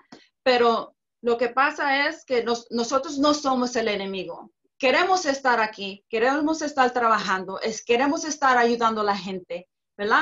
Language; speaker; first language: Spanish; early bilingual, heritage; Spanish